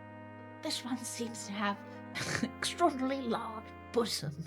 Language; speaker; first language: English; native; English